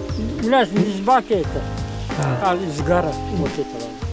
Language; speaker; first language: Russian; non-native, local second language; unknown